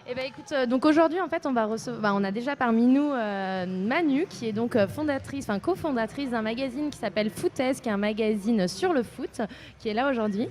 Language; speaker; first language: French; native; French